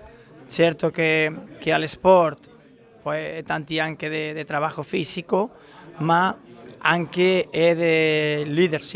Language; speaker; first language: Italian; non-native, learner; Spanish